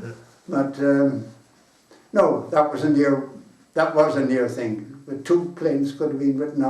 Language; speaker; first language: English; native; English